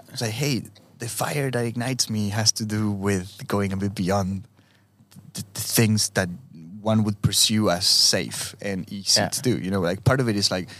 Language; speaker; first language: English; non-native, fluent; Spanish